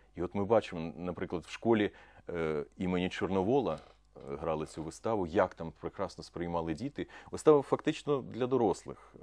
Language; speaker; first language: Ukrainian; non-native, local second language; Russian